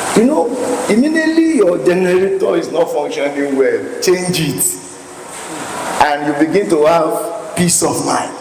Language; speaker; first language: English; non-native, local second language; Yoruba